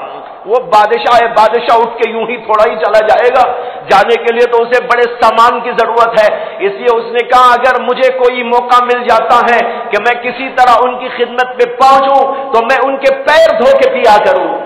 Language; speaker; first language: Urdu; native; Urdu